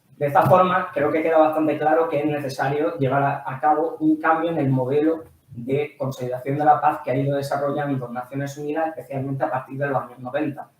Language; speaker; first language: Spanish; native; Spanish